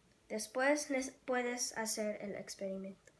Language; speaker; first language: Spanish; non-native, learner; English